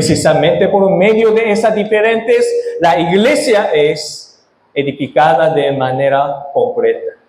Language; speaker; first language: Spanish; non-native, fluent; Korean